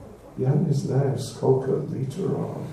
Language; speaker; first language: Russian; non-native, learner; English